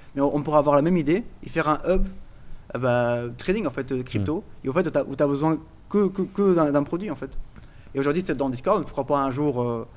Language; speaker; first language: French; non-native, fluent; Portuguese